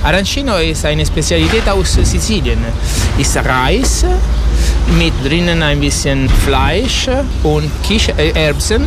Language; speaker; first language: German; non-native, learner; Italian